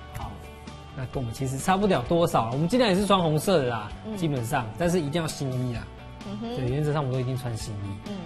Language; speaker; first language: Chinese; native; Chinese